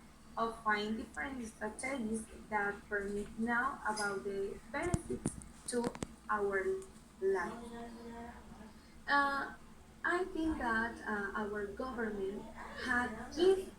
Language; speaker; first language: English; non-native, learner; Spanish